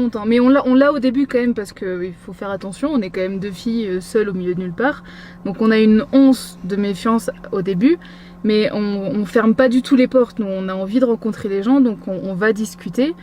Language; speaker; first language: French; native; French